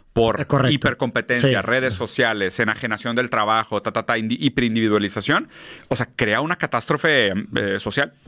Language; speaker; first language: Spanish; native; Spanish